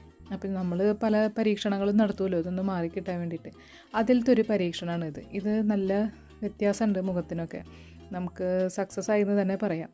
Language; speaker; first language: Malayalam; native; Malayalam